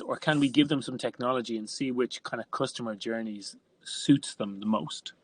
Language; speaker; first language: English; native; English